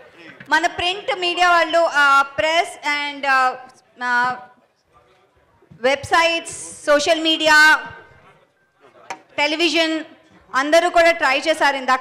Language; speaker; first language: Telugu; native; Telugu